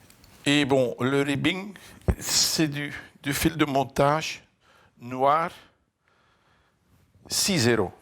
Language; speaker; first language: French; non-native, fluent; Dutch